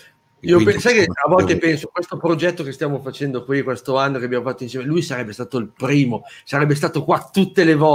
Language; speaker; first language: Italian; native; Italian